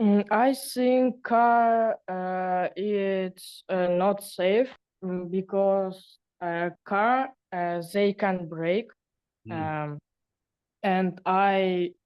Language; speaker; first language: English; non-native, learner; Russian